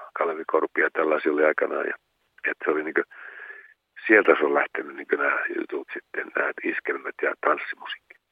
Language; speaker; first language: Finnish; native; Finnish